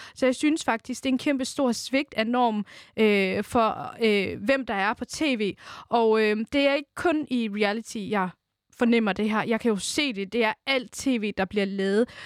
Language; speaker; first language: Danish; early bilingual, other home language; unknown